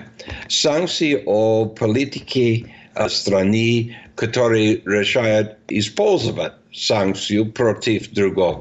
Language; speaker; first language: Russian; non-native, fluent; English